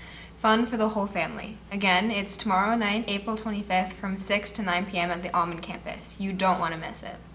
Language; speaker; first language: English; native; English